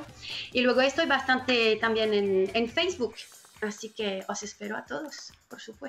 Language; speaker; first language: Spanish; non-native, fluent; French